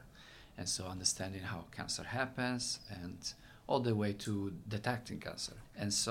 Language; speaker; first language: English; non-native, fluent; Italian